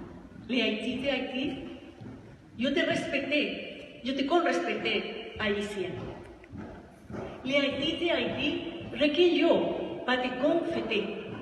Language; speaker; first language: Haitian Creole; non-native, learner; Spanish